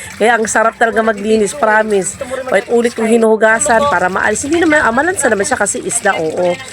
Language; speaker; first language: Filipino; non-native, local second language; Cebuano